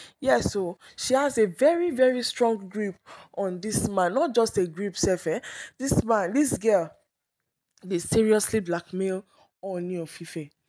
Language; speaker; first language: Nigerian Pidgin; non-native, local second language; Yoruba